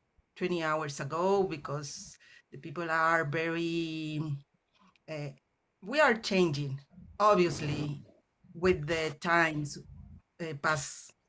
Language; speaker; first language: English; non-native, learner; Spanish